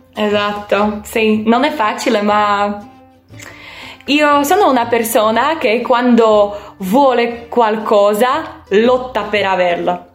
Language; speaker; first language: Italian; non-native, fluent; Slovak